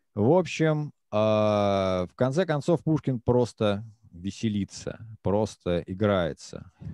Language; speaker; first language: Russian; native; Russian